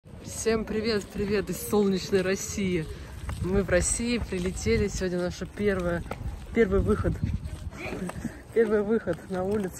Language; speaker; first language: Russian; native; Russian